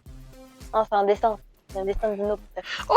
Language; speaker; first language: French; native; French